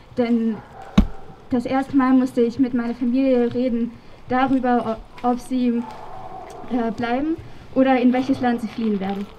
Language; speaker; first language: German; non-native, fluent; Ukrainian